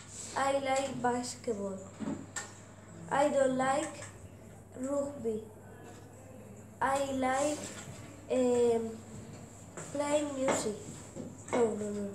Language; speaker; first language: English; non-native, learner; Spanish